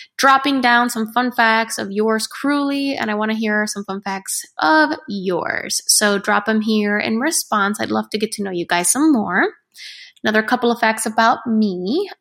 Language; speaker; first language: English; early bilingual, other home language; Spanish